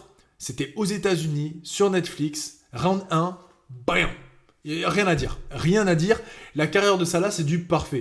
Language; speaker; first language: French; native; French